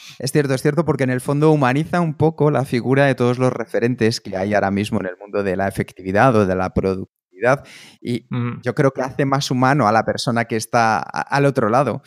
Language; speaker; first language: Spanish; native; Spanish